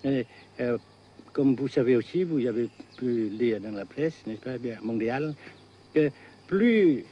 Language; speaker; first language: French; non-native, local second language; Vietnamese